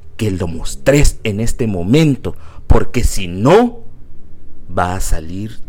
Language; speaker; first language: Spanish; native; Spanish